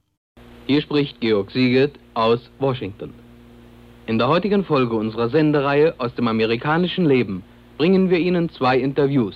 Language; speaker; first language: German; native; German